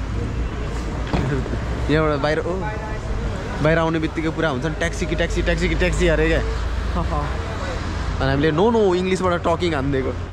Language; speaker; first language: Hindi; non-native, learner; Nepali